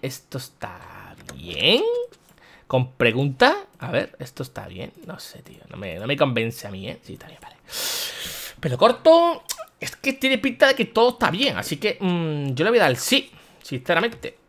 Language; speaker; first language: Spanish; native; Spanish